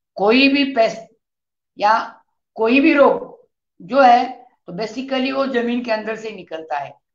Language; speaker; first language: Hindi; non-native, local second language; Marathi